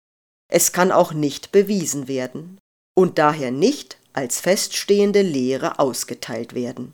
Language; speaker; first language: German; native; German